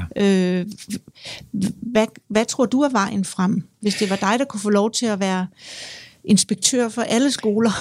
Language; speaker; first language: Danish; native; Danish